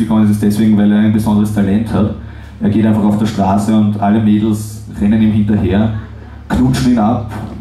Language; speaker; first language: German; native; German